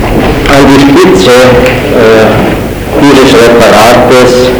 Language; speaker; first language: German; native; German